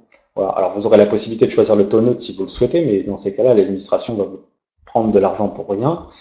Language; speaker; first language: French; native; French